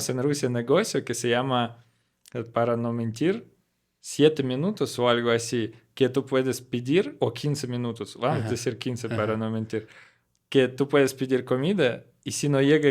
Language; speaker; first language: Spanish; non-native, learner; Russian